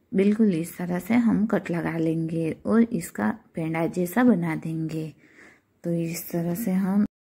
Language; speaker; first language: Hindi; non-native, local second language; Gujarati